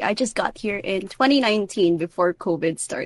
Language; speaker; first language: English; non-native, local second language; Filipino